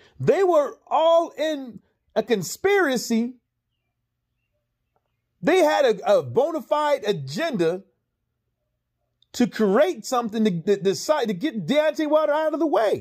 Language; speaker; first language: English; native; English